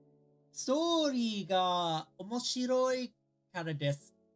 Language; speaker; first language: Japanese; non-native, learner; English